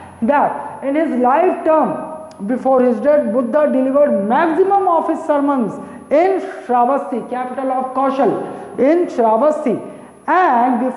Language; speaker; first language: English; non-native, local second language; Hindi